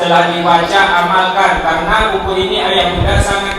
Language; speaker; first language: Indonesian; native; Indonesian